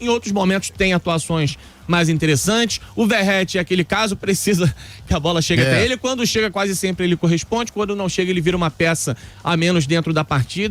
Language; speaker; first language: Portuguese; native; Portuguese